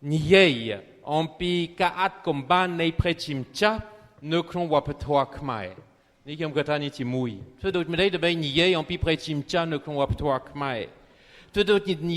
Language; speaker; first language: Khmer; non-native, fluent; French